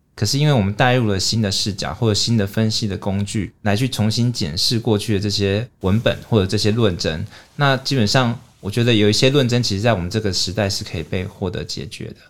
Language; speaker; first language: Chinese; native; Chinese